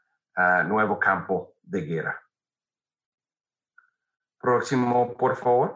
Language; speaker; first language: Spanish; non-native, fluent; English